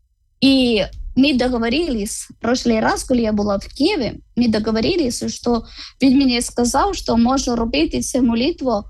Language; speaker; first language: Ukrainian; non-native, learner; Malayalam